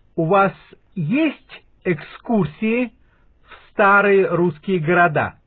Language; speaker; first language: Russian; native; Russian